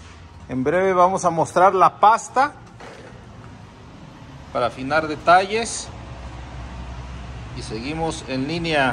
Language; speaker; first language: Spanish; native; Spanish